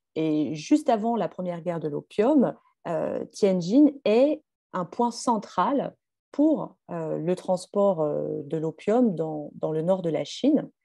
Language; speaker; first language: French; native; French